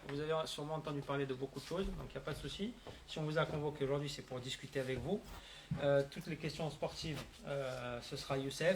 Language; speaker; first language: French; native; French